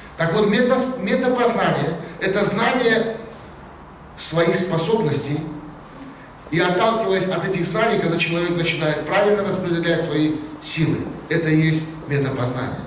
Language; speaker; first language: Russian; native; Russian